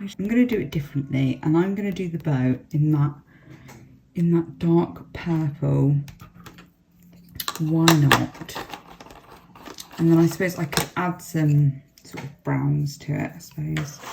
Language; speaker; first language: English; native; English